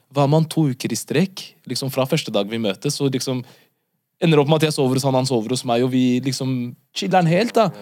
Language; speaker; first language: Norwegian; early bilingual, other home language; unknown